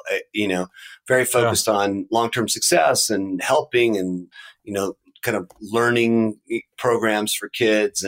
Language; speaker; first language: English; native; English